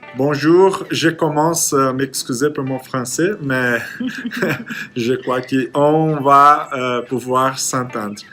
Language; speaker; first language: French; non-native, learner; Portuguese